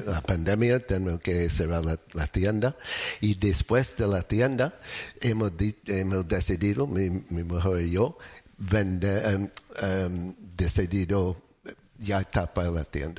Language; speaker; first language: Spanish; non-native, fluent; English